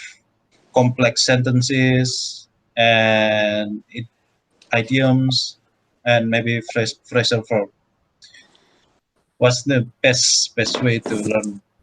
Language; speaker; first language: English; non-native, learner; Indonesian